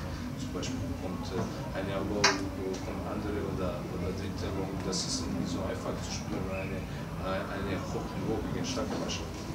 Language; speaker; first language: German; non-native, learner; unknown